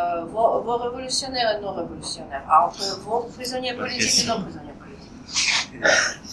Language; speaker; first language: French; non-native, fluent; Russian